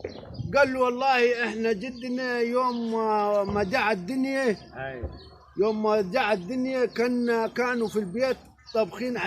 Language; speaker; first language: Arabic; native; Arabic